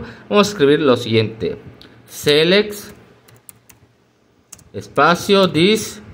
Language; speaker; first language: Spanish; native; Spanish